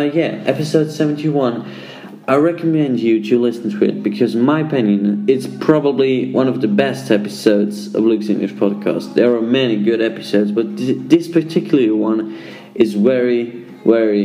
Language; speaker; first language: English; non-native, fluent; Swiss German